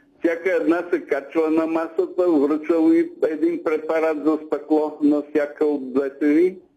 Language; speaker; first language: Bulgarian; native; Bulgarian